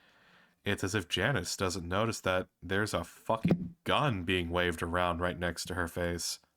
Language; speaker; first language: English; native; English